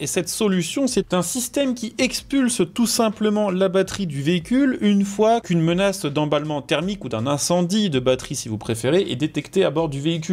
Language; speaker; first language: French; native; French